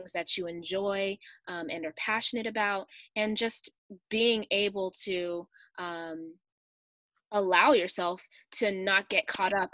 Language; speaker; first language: English; native; English